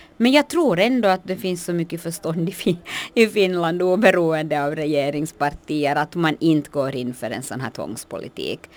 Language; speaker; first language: Swedish; native; Swedish